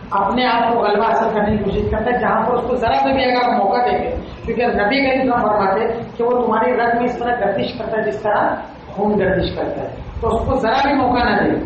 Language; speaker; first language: Urdu; native; Urdu